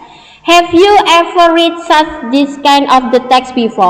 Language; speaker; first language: English; non-native, learner; Indonesian